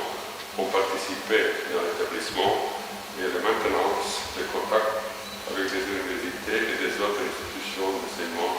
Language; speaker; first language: French; non-native, fluent; Croatian